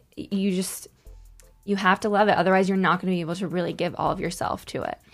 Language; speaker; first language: English; native; English